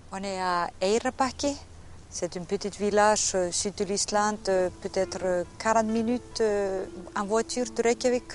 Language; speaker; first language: French; non-native, fluent; Icelandic